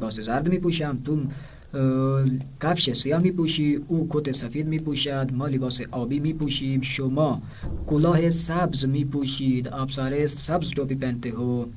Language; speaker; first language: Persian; non-native, fluent; Urdu